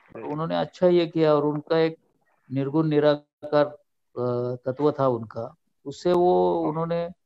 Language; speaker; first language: Hindi; non-native, local second language; Marathi